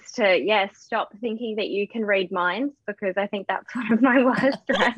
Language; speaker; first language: English; native; English